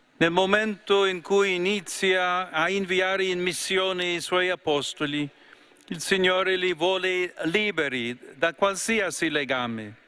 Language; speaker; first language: Italian; non-native, fluent; English